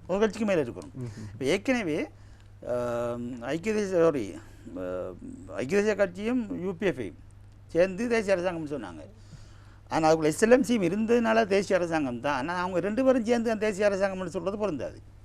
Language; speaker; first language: Tamil; native; Tamil